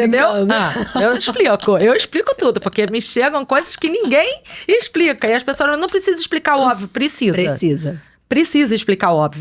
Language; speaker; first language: Portuguese; native; Portuguese